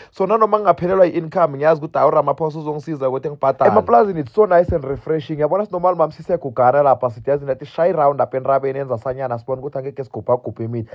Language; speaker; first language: Zulu; non-native, local second language; South Ndebele